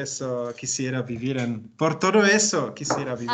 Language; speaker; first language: Spanish; non-native, learner; Czech